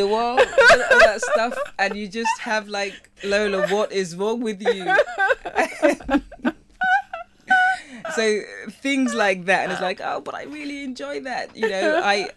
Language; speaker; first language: English; native; English